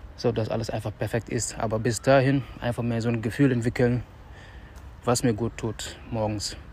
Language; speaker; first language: German; non-native, fluent; Wolof